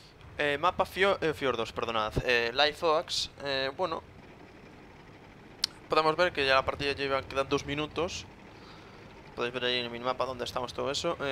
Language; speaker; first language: Spanish; native; Spanish